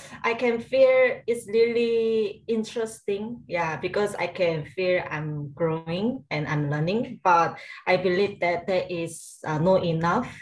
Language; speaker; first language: English; non-native, learner; Korean